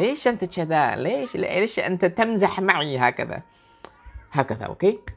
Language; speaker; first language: Arabic; non-native, learner; Korean